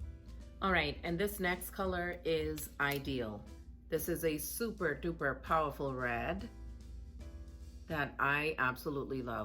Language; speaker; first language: English; native; English